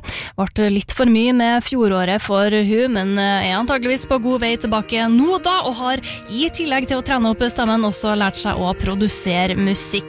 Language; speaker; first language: Norwegian; native; Norwegian